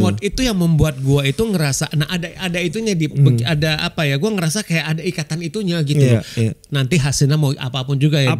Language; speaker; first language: Indonesian; native; Indonesian